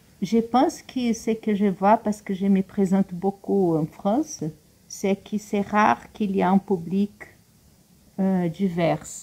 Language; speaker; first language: French; non-native, fluent; Portuguese